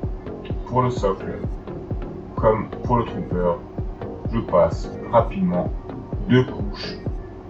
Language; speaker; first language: French; native; French